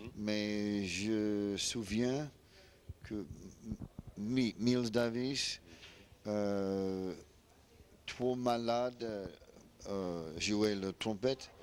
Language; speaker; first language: French; non-native, learner; English